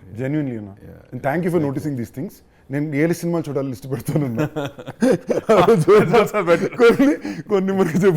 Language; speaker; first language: Telugu; native; Telugu